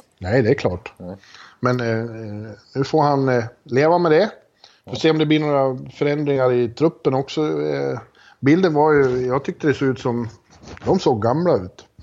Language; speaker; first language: Swedish; native; Swedish